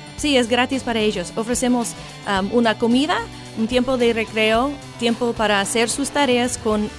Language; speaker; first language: Spanish; non-native, fluent; English